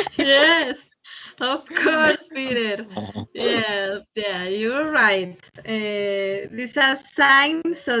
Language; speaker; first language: English; non-native, fluent; Spanish